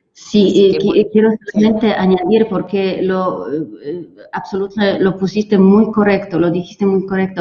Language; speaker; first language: Spanish; non-native, fluent; Polish